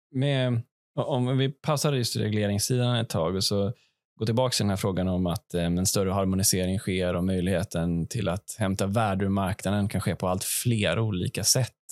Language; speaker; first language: Swedish; native; Swedish